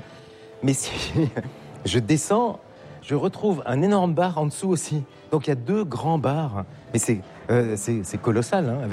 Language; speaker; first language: French; native; French